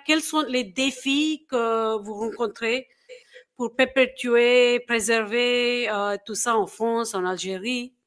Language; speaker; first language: French; non-native, fluent; English